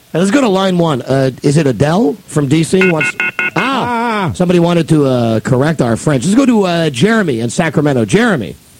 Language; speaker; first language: English; native; English